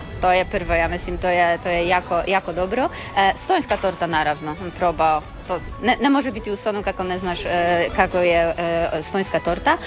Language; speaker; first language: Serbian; non-native, learner; Polish